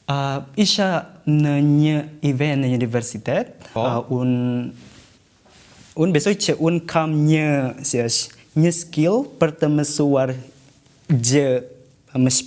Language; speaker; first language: Albanian; non-native, learner; Indonesian